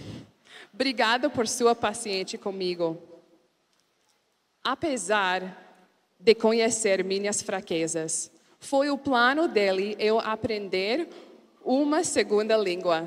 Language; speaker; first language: Portuguese; non-native, learner; English